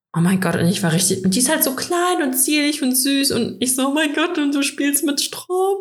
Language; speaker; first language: German; early bilingual, other home language; Russian